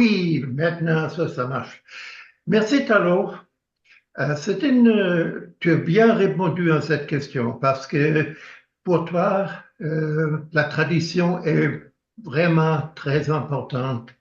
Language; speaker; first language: French; non-native, learner; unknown